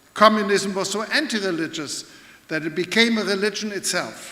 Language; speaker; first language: English; non-native, fluent; German